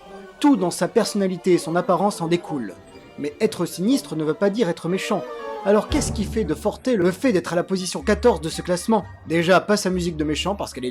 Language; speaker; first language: French; native; French